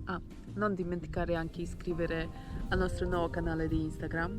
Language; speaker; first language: Italian; non-native, learner; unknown